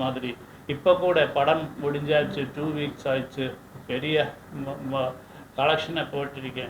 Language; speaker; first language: Tamil; non-native, learner; Malayalam